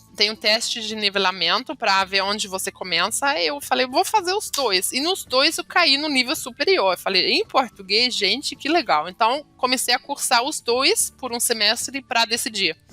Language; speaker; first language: Portuguese; non-native, fluent; German